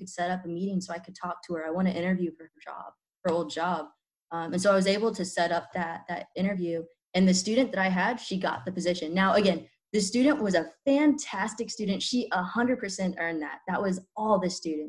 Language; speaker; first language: English; native; English